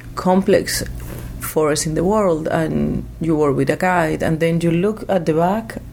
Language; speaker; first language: English; non-native, fluent; Spanish